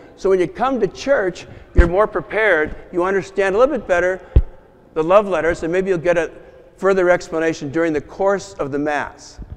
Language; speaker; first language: English; native; English